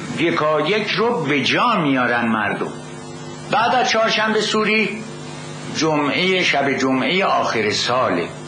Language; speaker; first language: Persian; native; Persian